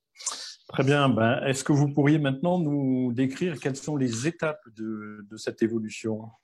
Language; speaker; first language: French; native; French